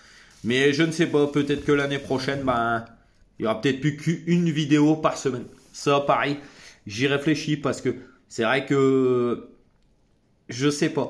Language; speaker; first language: French; native; French